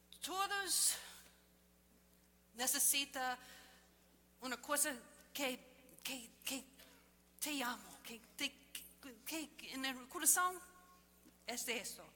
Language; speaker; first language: Portuguese; early bilingual, heritage; Portuguese